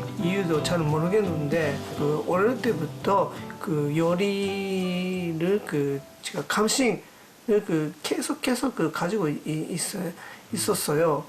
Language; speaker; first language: Korean; non-native, learner; Japanese